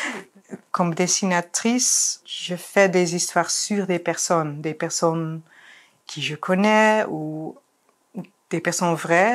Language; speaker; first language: French; non-native, fluent; Dutch